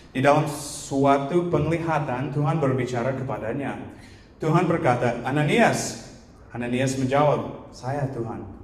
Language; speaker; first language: Indonesian; non-native, fluent; English